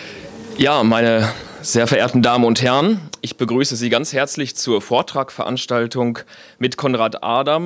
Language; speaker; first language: German; native; German